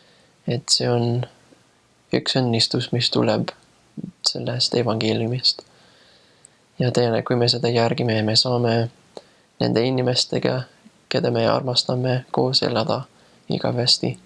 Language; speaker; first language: Estonian; non-native, fluent; English